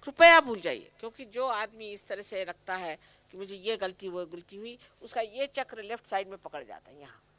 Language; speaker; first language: Hindi; non-native, local second language; Marathi